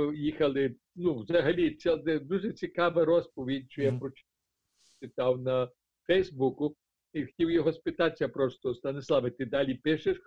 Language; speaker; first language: Ukrainian; early bilingual, heritage; Ukrainian